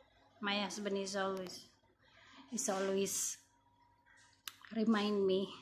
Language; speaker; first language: English; non-native, learner; Filipino